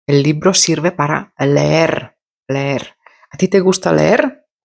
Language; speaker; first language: Spanish; non-native, fluent; Polish